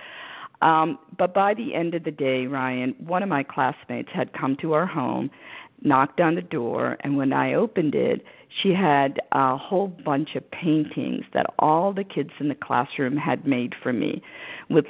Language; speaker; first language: English; early bilingual, other home language; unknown